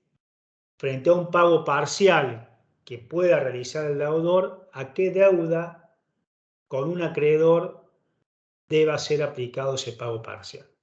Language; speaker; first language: Spanish; native; Spanish